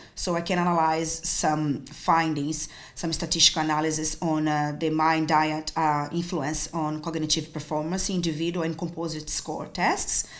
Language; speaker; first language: English; non-native, fluent; Portuguese